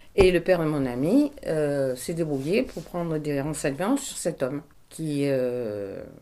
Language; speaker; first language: French; native; French